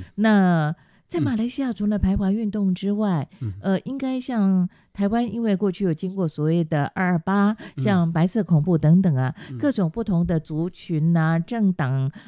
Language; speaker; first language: Chinese; native; Chinese